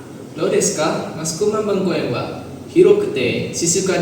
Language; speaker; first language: Japanese; non-native, learner; Indonesian